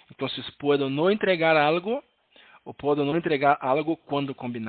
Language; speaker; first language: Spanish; non-native, learner; Portuguese